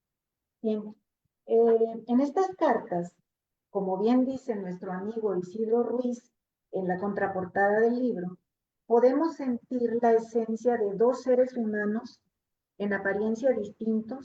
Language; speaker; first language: Spanish; native; Spanish